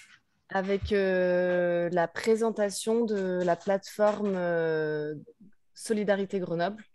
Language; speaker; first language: French; native; French